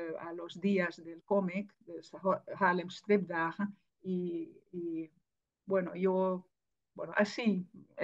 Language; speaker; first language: Spanish; non-native, fluent; Dutch